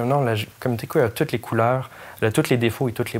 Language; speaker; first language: French; native; French